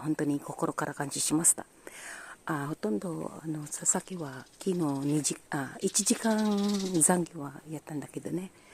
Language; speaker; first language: Japanese; non-native, learner; Filipino